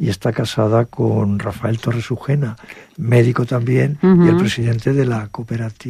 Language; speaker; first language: Spanish; native; Spanish